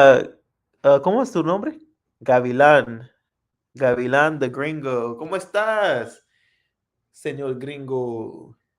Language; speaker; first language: Spanish; non-native, fluent; English